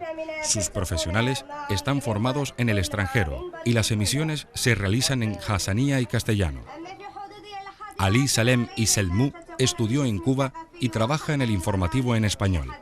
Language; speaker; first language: Spanish; native; Spanish